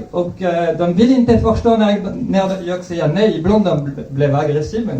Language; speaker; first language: Swedish; non-native, fluent; French